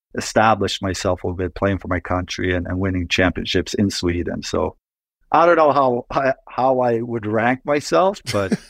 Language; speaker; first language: English; non-native, fluent; Swedish